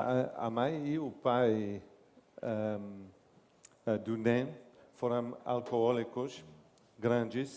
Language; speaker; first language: Portuguese; non-native, learner; English